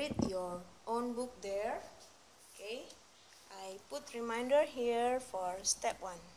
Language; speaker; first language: English; non-native, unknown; Indonesian